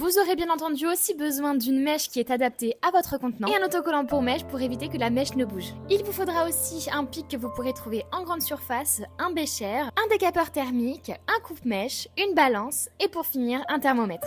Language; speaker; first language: French; native; French